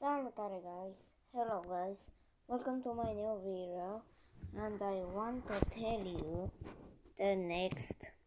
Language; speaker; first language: English; non-native, learner; Romanian